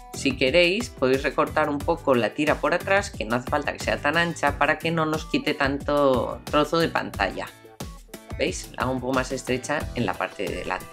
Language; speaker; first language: Spanish; native; Spanish